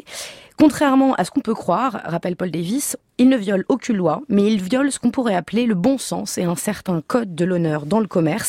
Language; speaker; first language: French; native; French